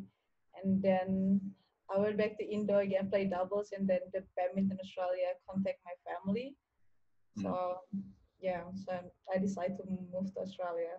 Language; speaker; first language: English; non-native, learner; Indonesian